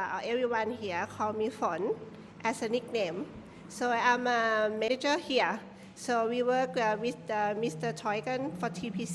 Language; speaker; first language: English; non-native, learner; Thai